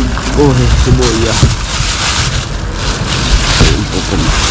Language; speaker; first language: Spanish; non-native, learner; Filipino